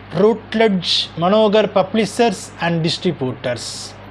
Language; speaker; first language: English; non-native, local second language; Tamil